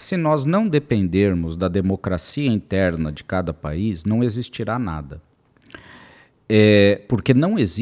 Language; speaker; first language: Portuguese; native; Portuguese